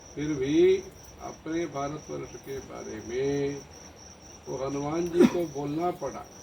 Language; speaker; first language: Hindi; non-native, local second language; Tamil